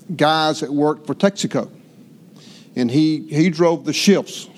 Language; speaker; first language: English; native; English